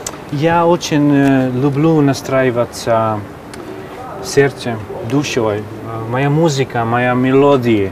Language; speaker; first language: Russian; non-native, fluent; Hungarian